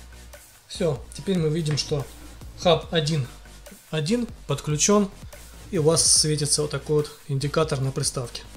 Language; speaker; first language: Russian; native; Russian